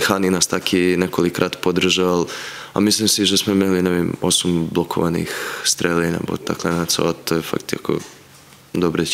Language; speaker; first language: Czech; non-native, fluent; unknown